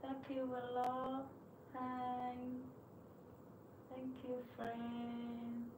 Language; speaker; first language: English; non-native, learner; Vietnamese